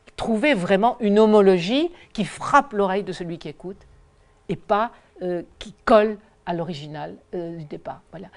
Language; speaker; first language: French; native; French